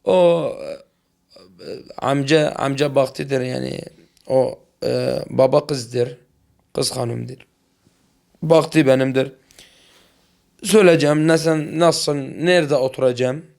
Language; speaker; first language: Turkish; non-native, learner; Arabic